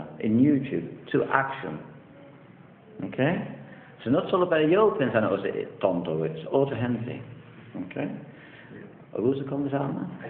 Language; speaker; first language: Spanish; non-native, learner; English